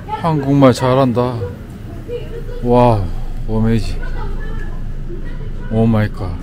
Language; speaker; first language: Korean; non-native, learner; English